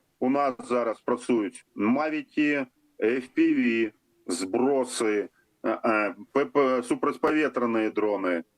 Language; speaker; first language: Belarusian; non-native, local second language; Russian